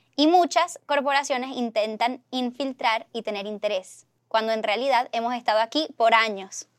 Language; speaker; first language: Spanish; early bilingual, heritage; Spanish